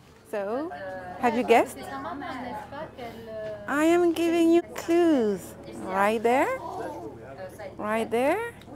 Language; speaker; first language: English; non-native, fluent; French